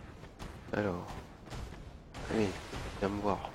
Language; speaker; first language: French; native; French